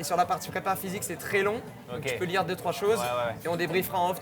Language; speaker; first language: French; native; French